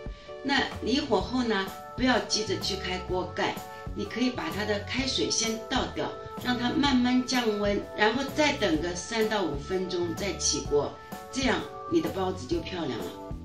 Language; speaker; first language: Chinese; native; Chinese